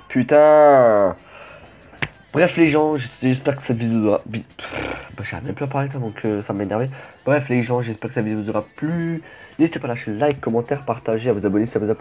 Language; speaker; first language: French; native; French